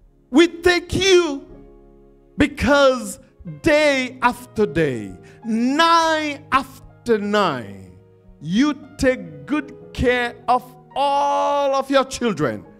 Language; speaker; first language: English; non-native, fluent; Haitian Creole